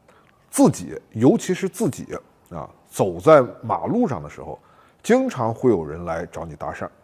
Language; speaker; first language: Chinese; native; Chinese